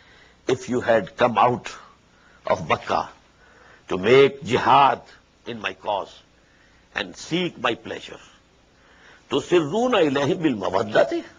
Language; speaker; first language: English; non-native, local second language; Urdu